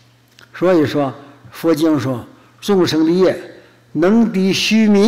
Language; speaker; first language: Chinese; native; Chinese